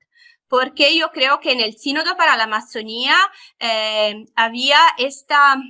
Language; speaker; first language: Spanish; non-native, fluent; Italian